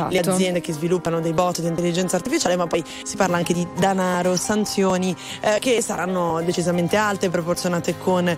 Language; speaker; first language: Italian; native; Italian